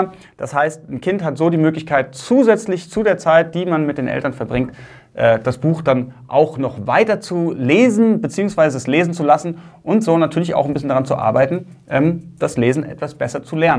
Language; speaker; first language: German; native; German